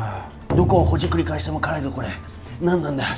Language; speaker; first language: Japanese; native; Japanese